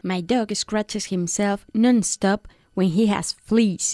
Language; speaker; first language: English; non-native, fluent; Spanish